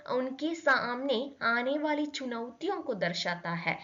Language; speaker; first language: Hindi; non-native, local second language; Malayalam